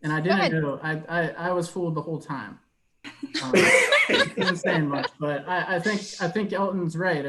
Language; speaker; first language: English; native; English